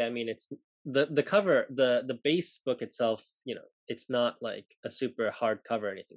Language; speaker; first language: English; non-native, local second language; Cantonese